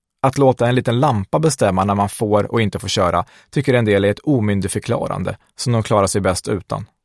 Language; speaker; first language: Swedish; early bilingual, other home language; Kurdish